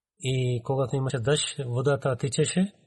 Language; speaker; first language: Bulgarian; non-native, fluent; Urdu